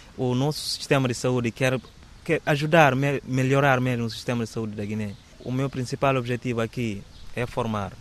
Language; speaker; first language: Portuguese; non-native, local second language; Upper Guinea Crioulo